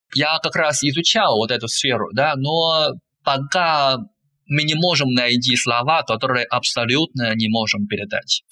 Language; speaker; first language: Russian; non-native, fluent; Chinese